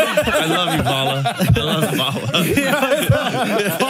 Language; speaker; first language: English; native; English